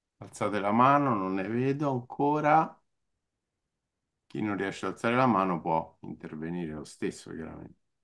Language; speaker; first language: Italian; native; Italian